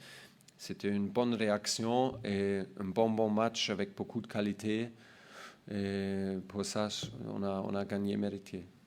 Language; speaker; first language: French; non-native, learner; German